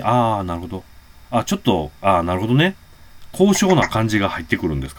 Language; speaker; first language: Japanese; native; Japanese